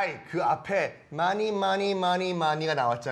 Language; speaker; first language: Korean; native; Korean